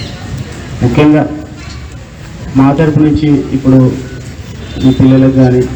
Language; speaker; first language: Telugu; native; Telugu